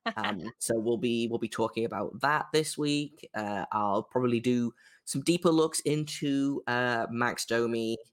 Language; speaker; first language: English; native; English